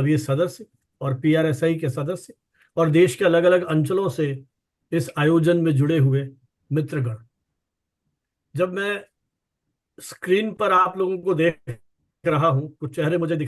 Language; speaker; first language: Hindi; native; Hindi